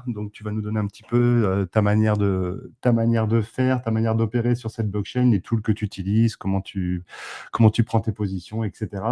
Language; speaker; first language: French; native; French